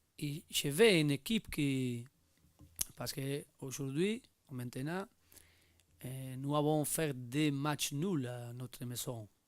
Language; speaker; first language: French; non-native, learner; Spanish